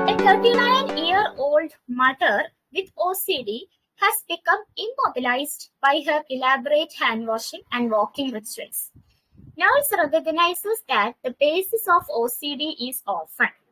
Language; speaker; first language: English; non-native, local second language; Malayalam